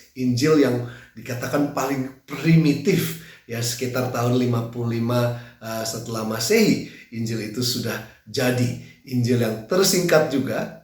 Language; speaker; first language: Indonesian; native; Indonesian